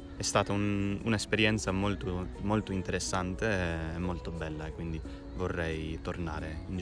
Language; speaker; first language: Italian; non-native, fluent; English